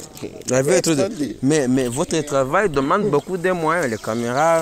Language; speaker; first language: French; non-native, learner; Rundi